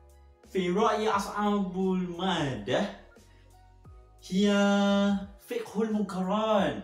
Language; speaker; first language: Arabic; non-native, learner; Malay